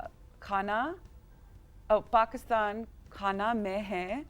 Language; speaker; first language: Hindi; early bilingual, heritage; English